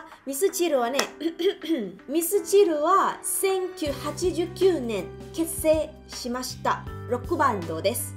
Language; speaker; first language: Japanese; non-native, learner; Chinese